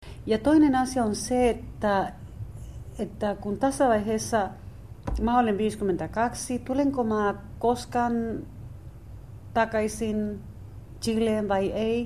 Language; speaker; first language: Finnish; non-native, fluent; Spanish